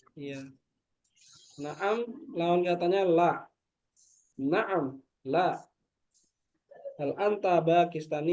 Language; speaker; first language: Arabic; non-native, fluent; Indonesian